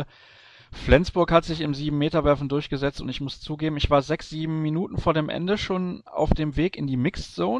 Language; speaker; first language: German; native; German